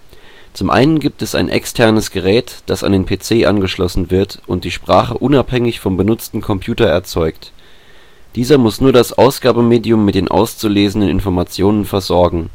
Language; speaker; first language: German; native; German